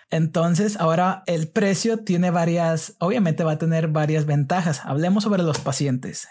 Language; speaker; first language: Spanish; native; Spanish